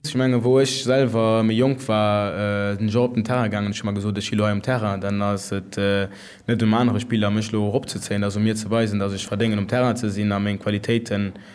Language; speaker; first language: Luxembourgish; early bilingual, other home language; Portuguese